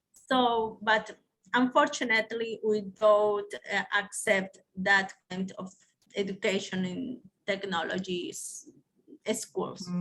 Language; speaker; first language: English; non-native, learner; Spanish